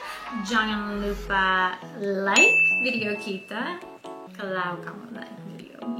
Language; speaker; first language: Indonesian; non-native, learner; English